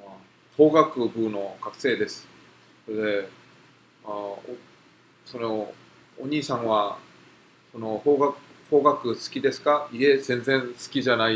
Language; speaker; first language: Japanese; non-native, fluent; Korean